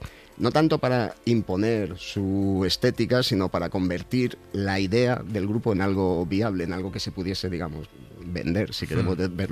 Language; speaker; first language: Spanish; native; Spanish